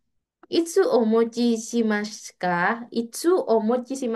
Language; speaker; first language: Japanese; non-native, fluent; Indonesian